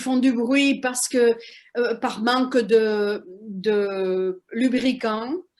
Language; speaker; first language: French; non-native, fluent; Spanish